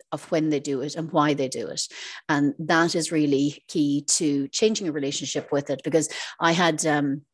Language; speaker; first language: English; native; English